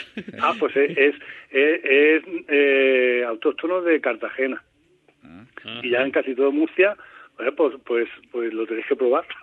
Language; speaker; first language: Spanish; native; Spanish